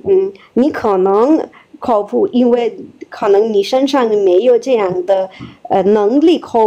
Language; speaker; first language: Chinese; non-native, fluent; Nepali